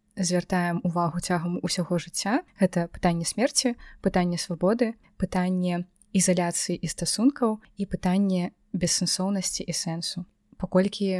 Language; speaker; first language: Belarusian; non-native, local second language; Russian